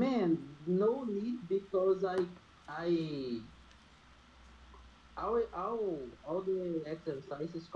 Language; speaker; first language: English; non-native, learner; Portuguese